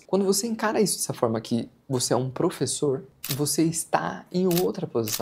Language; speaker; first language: Portuguese; native; Portuguese